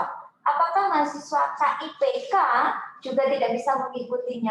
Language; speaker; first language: Indonesian; native; Indonesian